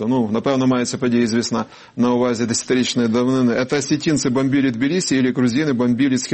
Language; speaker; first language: Ukrainian; native; Ukrainian